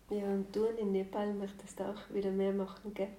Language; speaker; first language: German; native; German